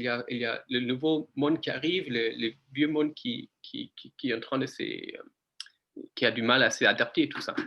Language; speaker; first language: French; non-native, fluent; English